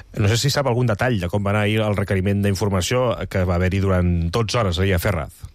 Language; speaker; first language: Catalan; native; Catalan